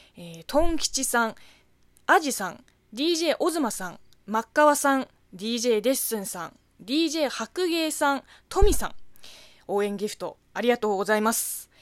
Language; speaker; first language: Japanese; non-native, fluent; Chinese